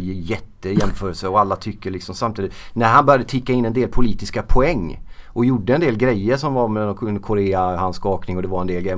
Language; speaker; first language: Swedish; native; Swedish